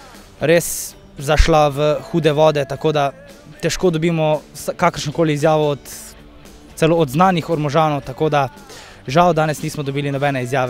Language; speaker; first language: Slovenian; native; Slovenian